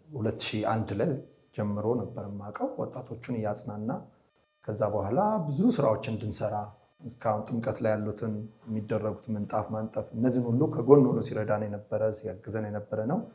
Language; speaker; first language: Amharic; native; Amharic